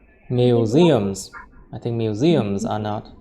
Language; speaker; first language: English; non-native, fluent; Vietnamese